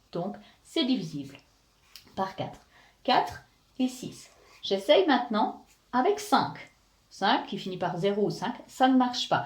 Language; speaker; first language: French; native; French